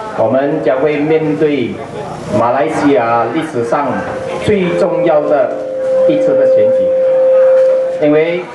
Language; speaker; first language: Chinese; native; Chinese